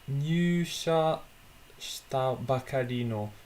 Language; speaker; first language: Japanese; non-native, learner; Italian